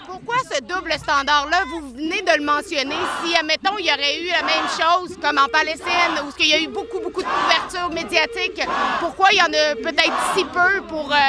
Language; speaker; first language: French; native; French